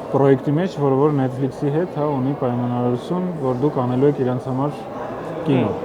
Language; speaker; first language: Armenian; early bilingual, heritage; Armenian